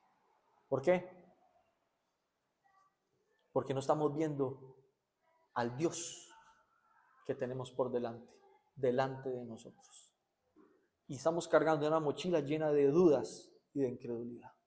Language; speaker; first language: Spanish; native; Spanish